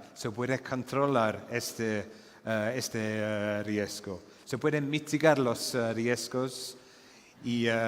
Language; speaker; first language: Spanish; non-native, fluent; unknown